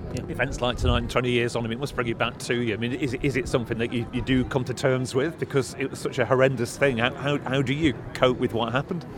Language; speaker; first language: English; native; English